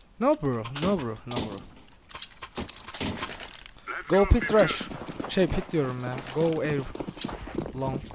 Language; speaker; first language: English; non-native, learner; Turkish